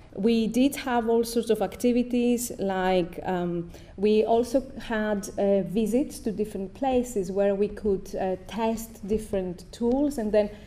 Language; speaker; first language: English; non-native, fluent; Greek